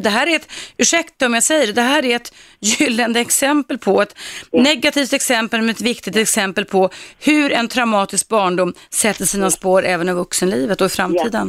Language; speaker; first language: Swedish; native; Swedish